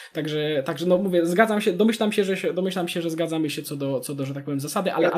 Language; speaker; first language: Polish; native; Polish